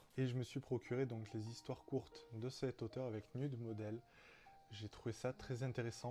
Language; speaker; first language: French; native; French